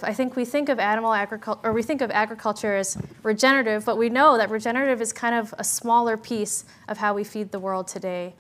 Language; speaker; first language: English; native; English